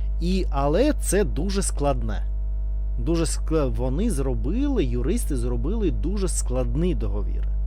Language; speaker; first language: Ukrainian; non-native, learner; Russian